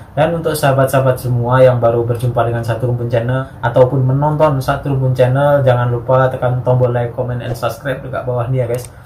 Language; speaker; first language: Indonesian; native; Indonesian